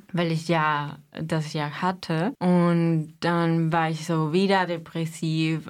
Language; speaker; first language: German; non-native, fluent; Spanish